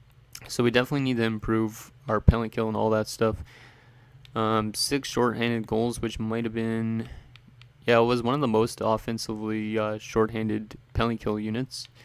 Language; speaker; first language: English; native; English